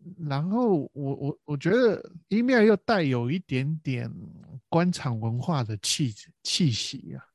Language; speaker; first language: Chinese; native; Chinese